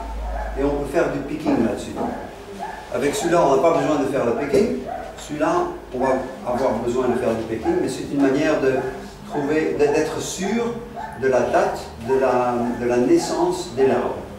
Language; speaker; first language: French; non-native, fluent; Dutch